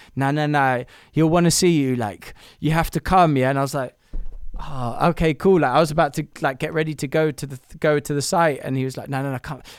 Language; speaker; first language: English; native; English